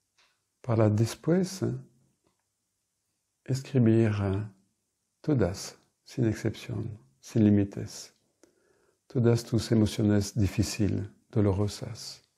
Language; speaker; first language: Spanish; non-native, fluent; French